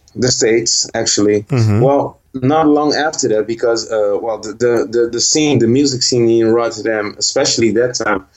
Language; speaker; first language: English; early bilingual, heritage; Dutch